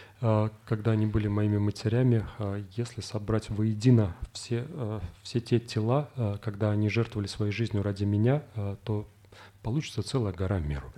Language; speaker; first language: Russian; native; Russian